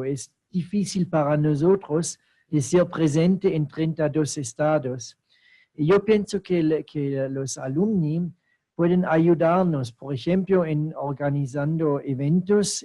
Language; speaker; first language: Spanish; non-native, fluent; German